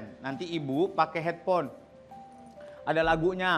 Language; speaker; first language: Indonesian; native; Indonesian